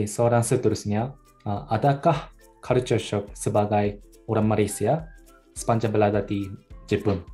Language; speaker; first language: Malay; non-native, learner; Japanese